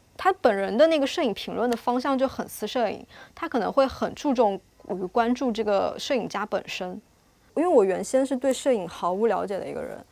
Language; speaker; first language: Chinese; native; Chinese